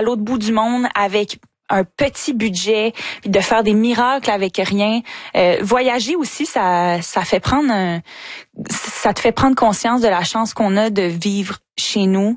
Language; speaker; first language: French; native; French